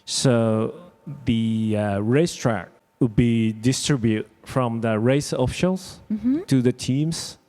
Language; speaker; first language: English; non-native, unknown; Japanese